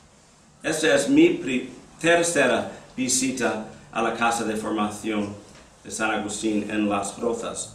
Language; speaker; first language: Spanish; non-native, fluent; English